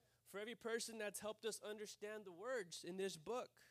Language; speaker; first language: English; early bilingual, other home language; Spanish